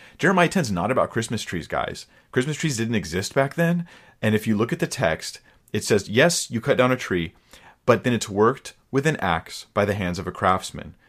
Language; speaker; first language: English; native; English